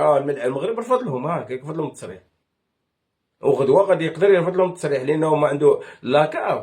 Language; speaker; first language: Arabic; native; Arabic